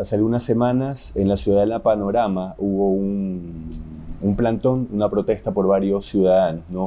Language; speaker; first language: Spanish; native; Spanish